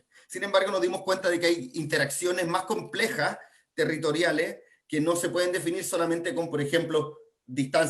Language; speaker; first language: Spanish; native; Spanish